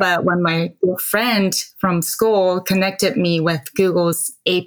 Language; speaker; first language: English; non-native, fluent; Japanese